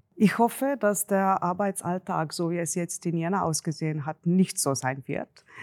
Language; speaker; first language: German; non-native, fluent; Slovenian